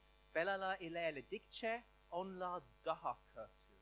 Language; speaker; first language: Turkish; non-native, learner; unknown